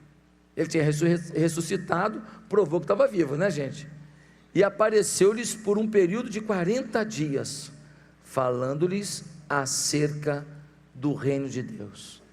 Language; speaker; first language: Portuguese; native; Portuguese